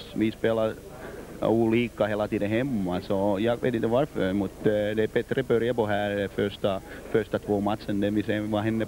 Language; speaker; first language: Swedish; non-native, learner; Finnish